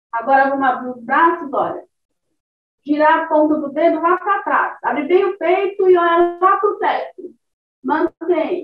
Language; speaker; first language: Portuguese; native; Portuguese